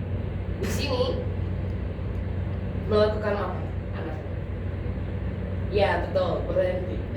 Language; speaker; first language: Indonesian; non-native, learner; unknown